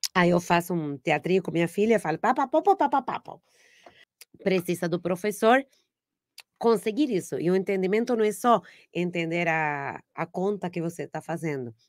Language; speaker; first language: Portuguese; non-native, fluent; Spanish